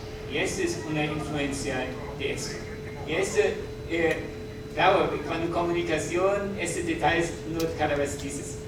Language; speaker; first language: Spanish; non-native, learner; German